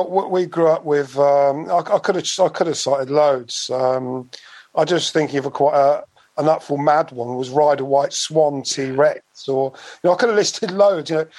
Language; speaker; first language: English; native; English